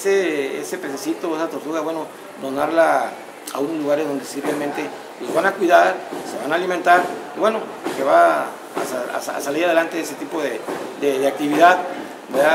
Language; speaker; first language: Spanish; native; Spanish